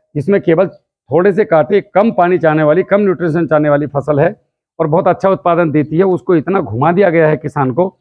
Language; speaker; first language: Hindi; native; Hindi